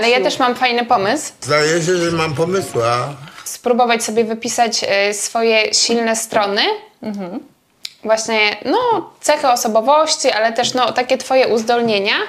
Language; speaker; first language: Polish; native; Polish